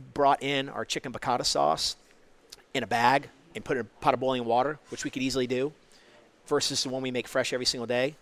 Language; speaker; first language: English; native; English